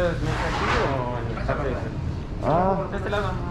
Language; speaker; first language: Spanish; native; Spanish